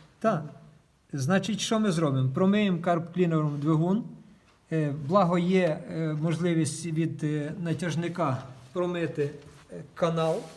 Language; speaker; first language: Ukrainian; native; Ukrainian